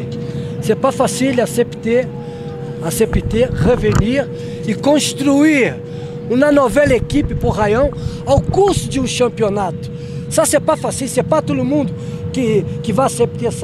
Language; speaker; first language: French; non-native, learner; Portuguese